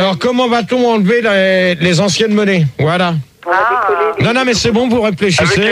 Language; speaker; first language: French; native; French